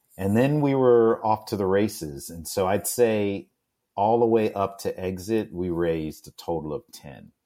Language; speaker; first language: English; native; English